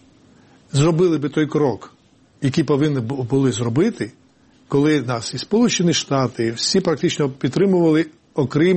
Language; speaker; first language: Ukrainian; non-native, fluent; Georgian